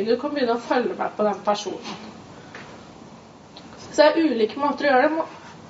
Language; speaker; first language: Norwegian; native; Norwegian